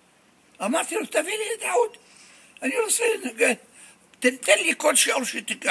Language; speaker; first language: Hebrew; non-native, fluent; Arabic